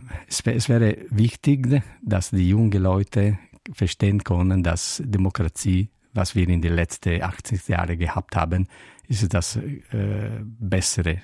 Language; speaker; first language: German; non-native, learner; Italian